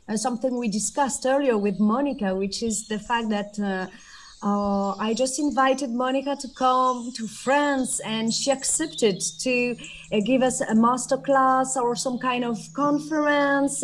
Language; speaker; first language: English; non-native, fluent; French